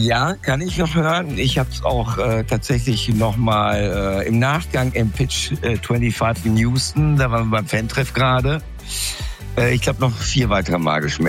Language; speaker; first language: German; native; German